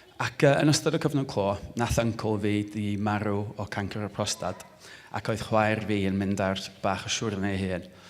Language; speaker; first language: Welsh; non-native, local second language; English